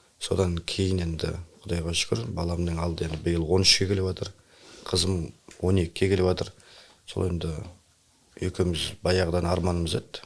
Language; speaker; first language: Kazakh; native; Kazakh